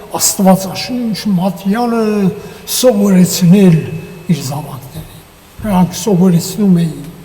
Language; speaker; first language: Armenian; native; Armenian